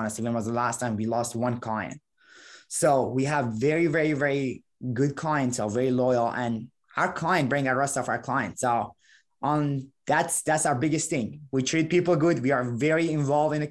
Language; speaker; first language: English; non-native, fluent; Persian